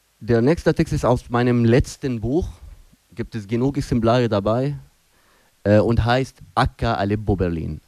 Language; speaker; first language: German; non-native, fluent; Arabic